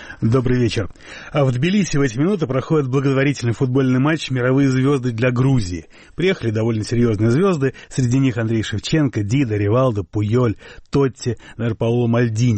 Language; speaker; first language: Russian; native; Russian